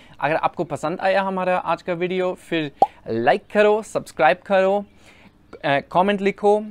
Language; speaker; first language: Hindi; non-native, fluent; German